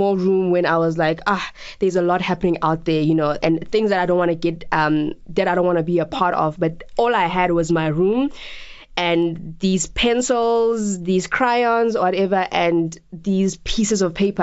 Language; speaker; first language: English; non-native, local second language; Tswana